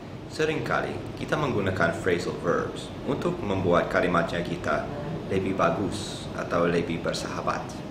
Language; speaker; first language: Indonesian; non-native, learner; English